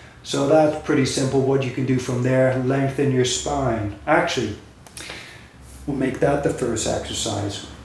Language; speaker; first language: English; native; English